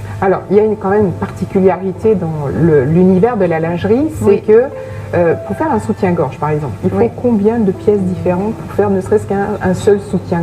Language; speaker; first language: French; native; French